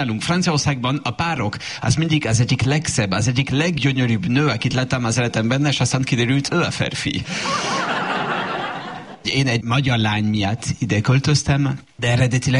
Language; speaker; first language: Hungarian; non-native, fluent; French